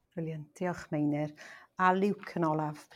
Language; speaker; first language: Welsh; non-native, local second language; English